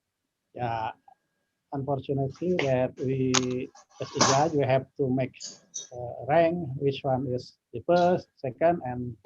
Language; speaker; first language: English; non-native, learner; Indonesian